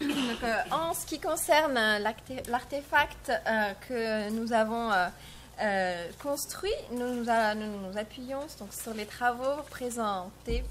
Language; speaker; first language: French; native; French